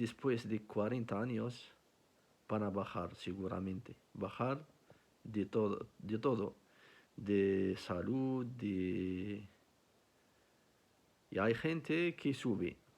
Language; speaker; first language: Spanish; non-native, learner; Arabic